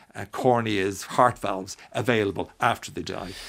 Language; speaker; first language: English; native; English